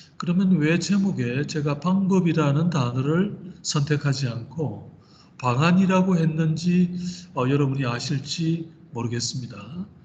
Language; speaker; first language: Korean; native; Korean